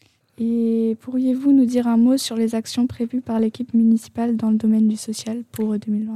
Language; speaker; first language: French; native; French